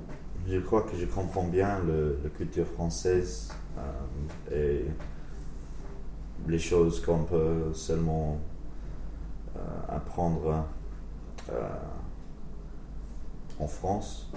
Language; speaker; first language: French; non-native, learner; English